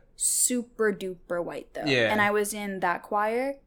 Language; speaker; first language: English; early bilingual, other home language; Tigrinya